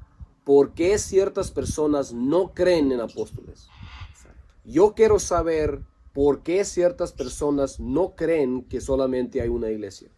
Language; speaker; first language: Spanish; non-native, local second language; Low German